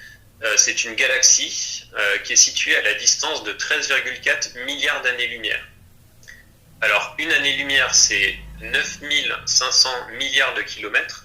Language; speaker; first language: French; native; French